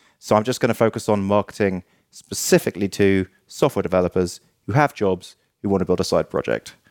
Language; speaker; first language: English; native; English